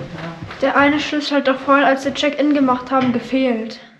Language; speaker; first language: German; early bilingual, other home language; Russian